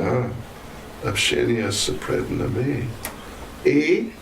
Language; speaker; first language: Russian; non-native, learner; English